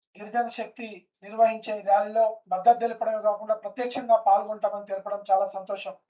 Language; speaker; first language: Telugu; native; Telugu